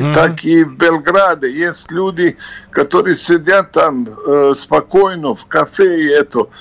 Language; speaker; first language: Russian; non-native, fluent; Serbian